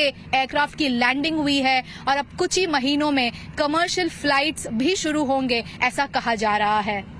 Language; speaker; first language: Hindi; native; Hindi